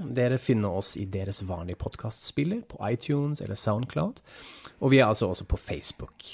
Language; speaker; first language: Norwegian; non-native, fluent; German